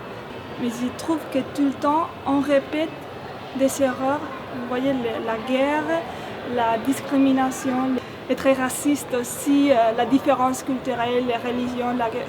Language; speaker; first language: French; non-native, fluent; Spanish